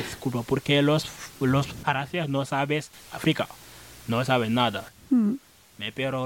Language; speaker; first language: Spanish; non-native, learner; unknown